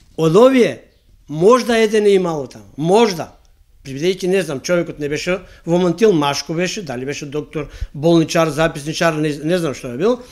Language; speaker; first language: Macedonian; native; Macedonian